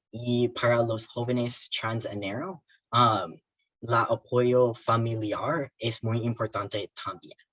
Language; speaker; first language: Spanish; non-native, learner; English